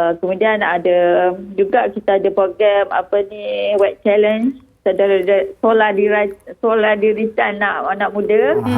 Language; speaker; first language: Malay; native; Malay